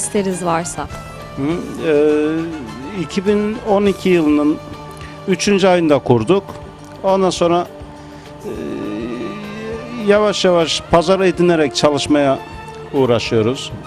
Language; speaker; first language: Turkish; native; Turkish